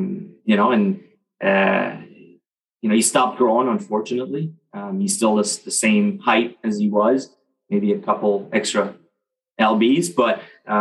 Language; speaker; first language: English; non-native, fluent; French